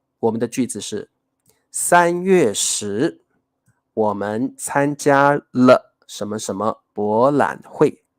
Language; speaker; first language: Chinese; native; Chinese